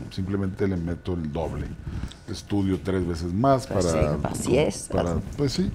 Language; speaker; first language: Spanish; native; Spanish